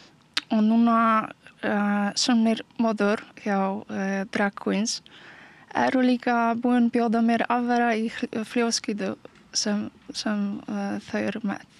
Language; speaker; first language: Icelandic; non-native, learner; Polish